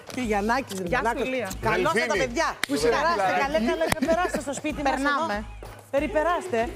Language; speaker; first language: Greek; native; Greek